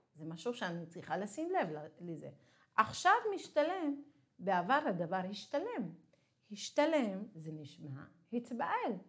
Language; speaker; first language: Hebrew; non-native, local second language; Arabic